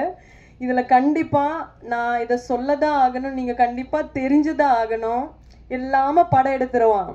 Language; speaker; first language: Tamil; non-native, fluent; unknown